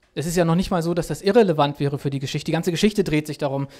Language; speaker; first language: German; native; German